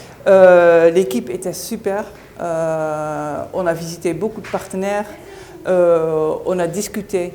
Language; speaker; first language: French; non-native, fluent; Dutch